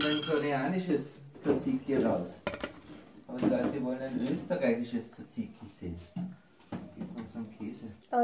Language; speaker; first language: German; native; German